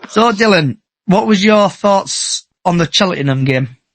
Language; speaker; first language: English; native; English